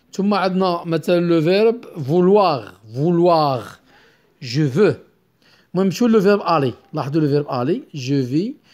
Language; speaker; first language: French; non-native, local second language; Arabic